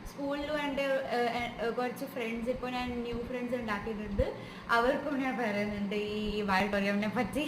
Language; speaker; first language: Malayalam; early bilingual, heritage; Malayalam